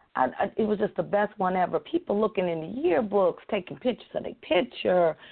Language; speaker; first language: English; native; English